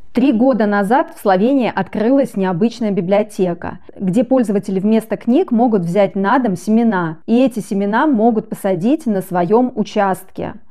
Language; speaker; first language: Russian; native; Russian